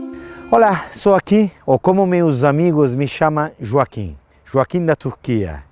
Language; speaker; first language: Portuguese; non-native, fluent; Turkish